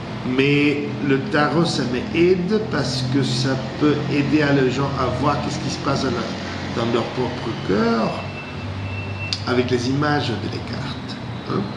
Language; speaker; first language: French; non-native, fluent; English